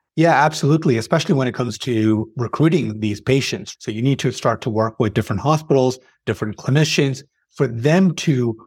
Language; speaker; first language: English; early bilingual, other home language; Arabic